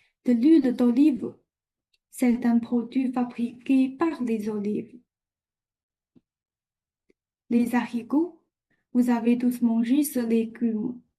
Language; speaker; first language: French; non-native, fluent; Chinese